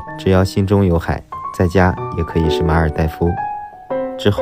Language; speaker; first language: Chinese; native; Chinese